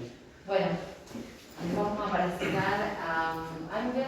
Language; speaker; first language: Spanish; native; Spanish